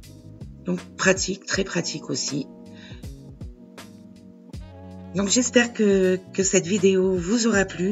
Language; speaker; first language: French; native; French